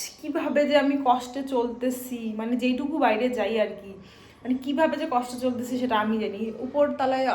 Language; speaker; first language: Bangla; non-native, local second language; Rangpuri